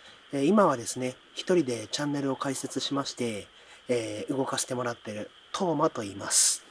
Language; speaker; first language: Japanese; native; Japanese